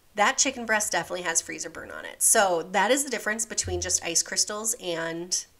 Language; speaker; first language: English; native; English